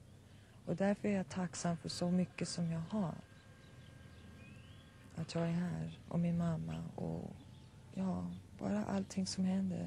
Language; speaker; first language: Swedish; early bilingual, heritage; Swedish